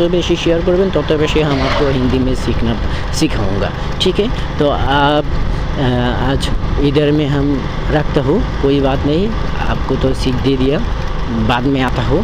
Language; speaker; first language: Hindi; non-native, learner; Bangla